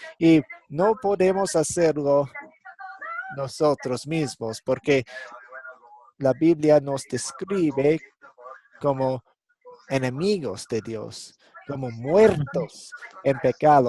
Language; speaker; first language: Spanish; non-native, fluent; English